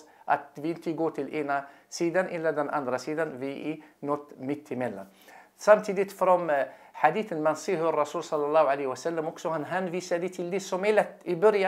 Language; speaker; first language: Swedish; non-native, fluent; Arabic